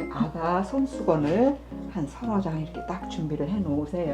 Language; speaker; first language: Korean; native; Korean